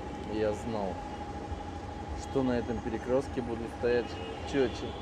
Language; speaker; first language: Russian; native; Russian